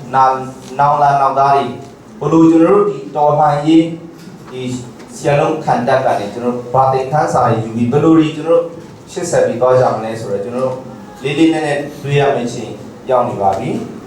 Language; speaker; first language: Burmese; non-native, local second language; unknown